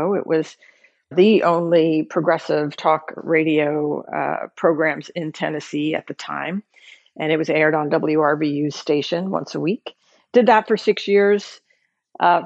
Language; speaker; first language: English; native; English